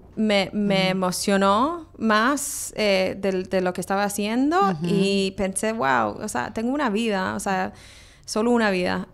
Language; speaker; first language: Spanish; non-native, fluent; English